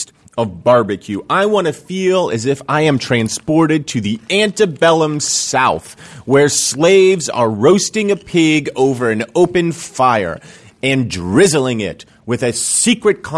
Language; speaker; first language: English; native; English